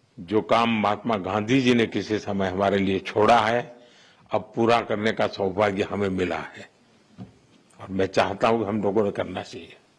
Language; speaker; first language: Hindi; non-native, local second language; Gujarati